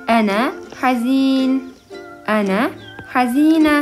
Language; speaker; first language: Arabic; non-native, fluent; Turkish